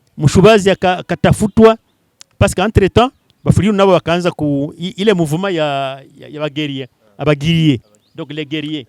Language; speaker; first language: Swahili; non-native, local second language; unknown